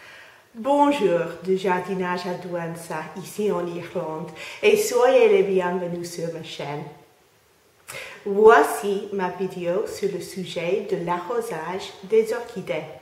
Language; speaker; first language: French; non-native, fluent; English